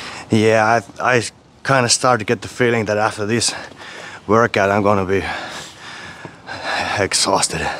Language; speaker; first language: English; non-native, fluent; Finnish